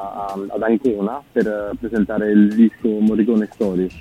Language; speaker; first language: Italian; native; Italian